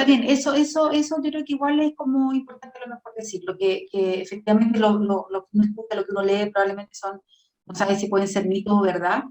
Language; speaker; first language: Spanish; native; Spanish